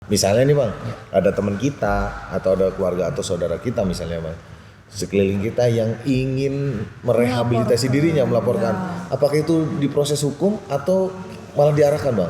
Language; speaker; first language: Indonesian; native; Indonesian